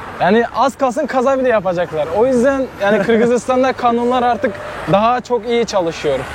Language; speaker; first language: Turkish; non-native, fluent; Kyrgyz